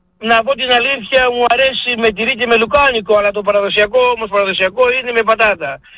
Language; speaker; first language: Greek; native; Greek